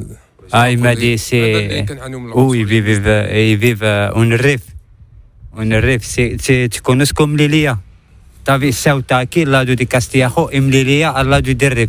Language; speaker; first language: Spanish; non-native, learner; Arabic